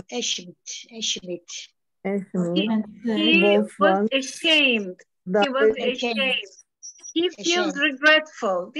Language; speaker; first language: English; non-native, fluent; Turkish